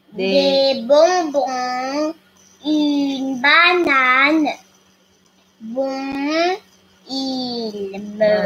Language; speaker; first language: French; non-native, learner; Thai